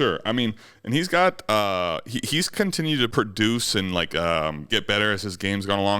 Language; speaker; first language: English; native; English